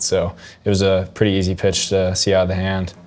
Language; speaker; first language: English; native; English